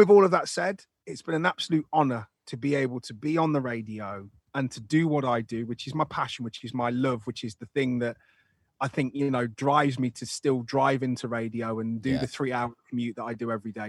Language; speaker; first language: English; native; English